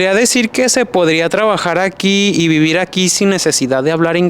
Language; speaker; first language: Spanish; native; Spanish